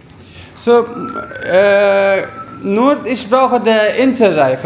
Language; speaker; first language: German; non-native, learner; Pashto